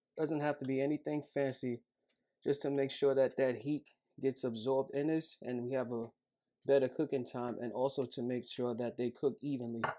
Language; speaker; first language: English; native; English